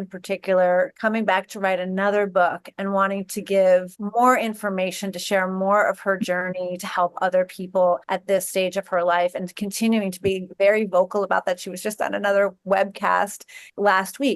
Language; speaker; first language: English; native; English